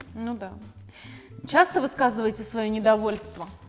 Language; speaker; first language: Russian; native; Russian